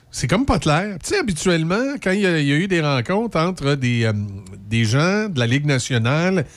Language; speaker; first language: French; native; French